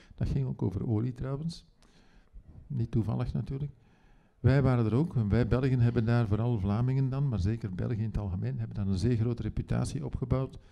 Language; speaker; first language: Dutch; native; Dutch